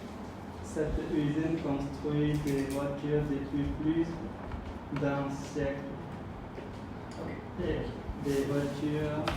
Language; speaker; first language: French; non-native, learner; Khmer